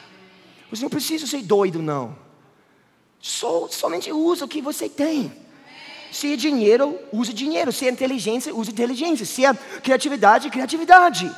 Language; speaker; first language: Portuguese; non-native, fluent; English